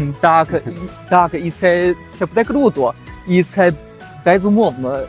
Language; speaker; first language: Ukrainian; non-native, fluent; Chinese